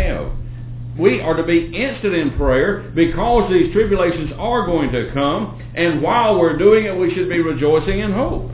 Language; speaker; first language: English; native; English